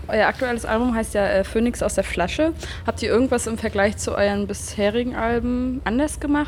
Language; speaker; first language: German; native; German